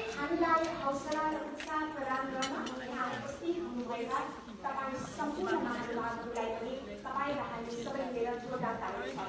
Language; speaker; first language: Nepali; early bilingual, heritage; Nepali